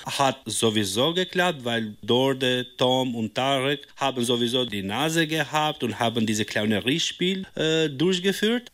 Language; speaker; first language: German; non-native, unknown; Albanian